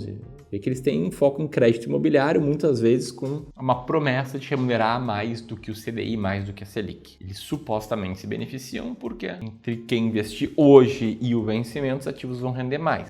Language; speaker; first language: Portuguese; native; Portuguese